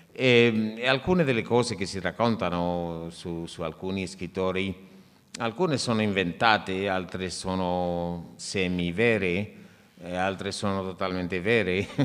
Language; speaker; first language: Italian; non-native, fluent; Spanish